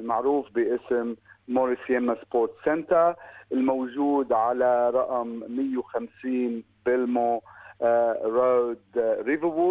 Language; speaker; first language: Arabic; native; Arabic